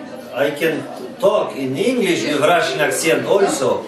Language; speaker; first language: English; non-native, fluent; Polish